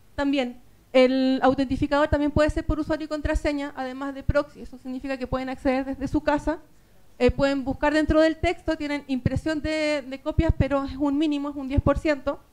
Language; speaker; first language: Spanish; native; Spanish